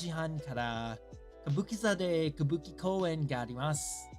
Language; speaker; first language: Japanese; non-native, learner; English